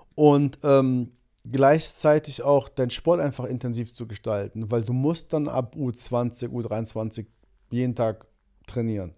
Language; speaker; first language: German; early bilingual, other home language; Portuguese